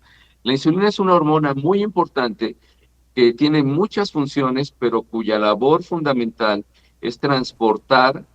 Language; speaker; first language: Spanish; native; Spanish